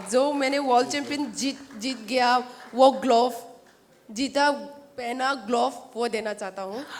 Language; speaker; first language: Hindi; non-native, local second language; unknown